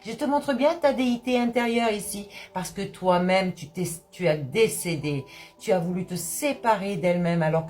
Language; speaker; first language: French; native; French